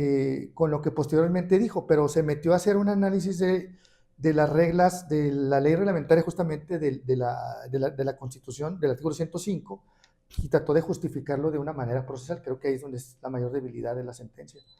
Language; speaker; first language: Spanish; native; Spanish